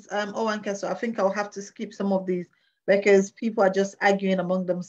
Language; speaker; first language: English; non-native, local second language; Krio